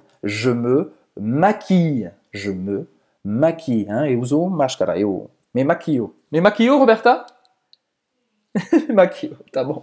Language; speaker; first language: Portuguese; non-native, fluent; French